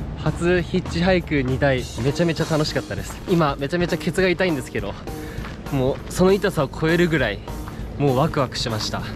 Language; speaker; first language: Japanese; native; Japanese